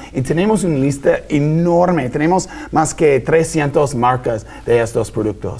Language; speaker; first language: Spanish; non-native, fluent; English